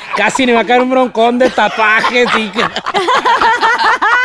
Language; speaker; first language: Spanish; native; Spanish